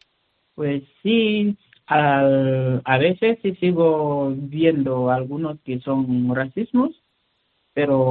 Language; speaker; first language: Spanish; non-native, learner; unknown